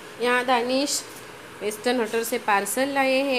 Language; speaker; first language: Hindi; native; Hindi